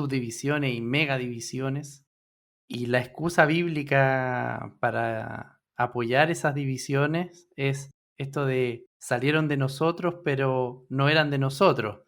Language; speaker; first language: Spanish; native; Spanish